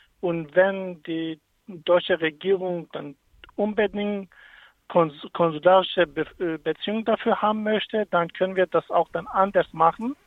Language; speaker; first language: German; non-native, fluent; Kurdish